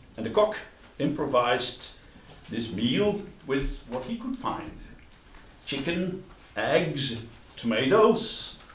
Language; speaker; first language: English; non-native, fluent; Dutch